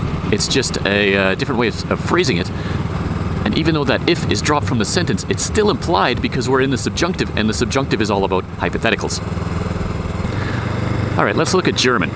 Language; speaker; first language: English; native; English